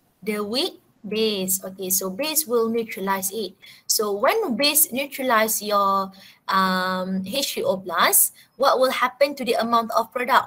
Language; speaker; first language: English; non-native, local second language; Malay